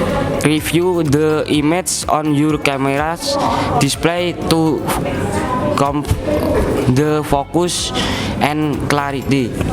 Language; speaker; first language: English; non-native, learner; Indonesian